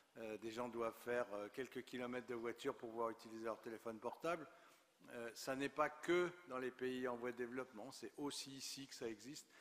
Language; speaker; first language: French; native; French